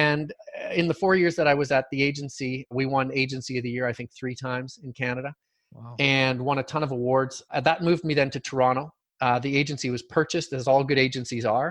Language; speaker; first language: English; native; English